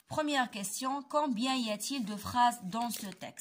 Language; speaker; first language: French; non-native, local second language; Arabic